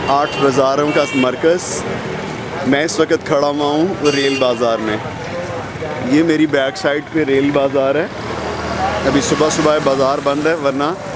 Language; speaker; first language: Urdu; non-native, local second language; Punjabi